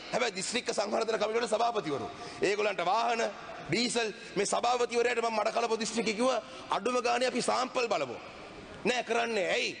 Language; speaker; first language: Sinhala; non-native, local second language; Tamil